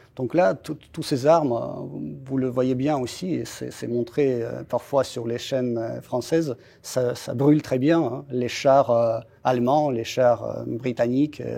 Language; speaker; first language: French; non-native, fluent; Russian